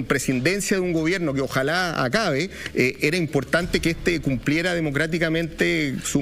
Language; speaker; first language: Spanish; native; Spanish